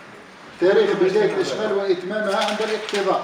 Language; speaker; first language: Arabic; native; Arabic